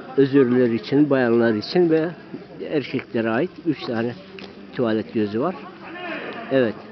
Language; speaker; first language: Turkish; non-native, local second language; Zaza